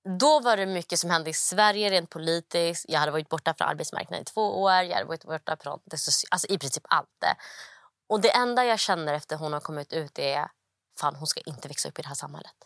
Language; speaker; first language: Swedish; early bilingual, other home language; Somali